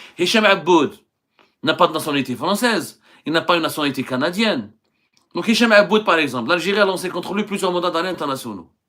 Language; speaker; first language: French; non-native, local second language; Arabic